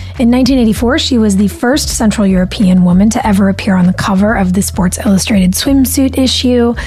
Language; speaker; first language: English; native; English